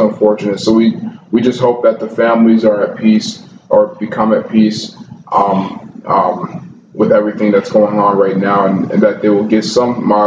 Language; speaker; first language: English; native; English